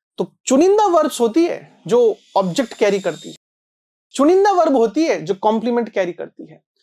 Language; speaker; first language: Hindi; native; Hindi